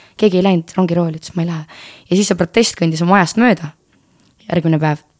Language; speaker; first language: Estonian; native; Estonian